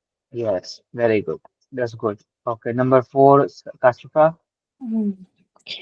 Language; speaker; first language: English; non-native, local second language; Hindi